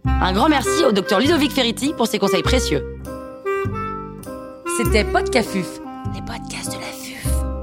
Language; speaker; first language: French; native; French